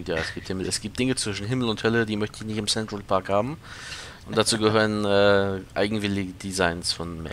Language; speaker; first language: German; native; German